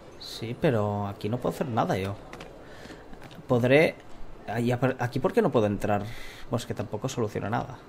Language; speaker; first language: Spanish; native; Spanish